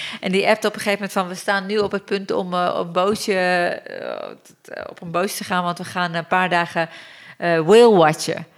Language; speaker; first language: Dutch; early bilingual, other home language; Turkish